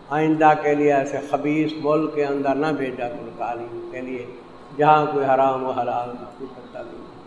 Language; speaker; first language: Urdu; non-native, local second language; Punjabi